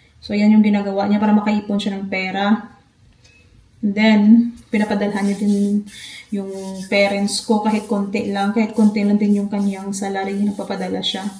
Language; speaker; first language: Filipino; non-native, local second language; Hiligaynon